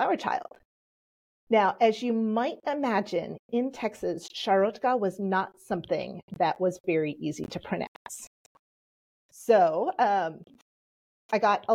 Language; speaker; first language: English; early bilingual, other home language; Polish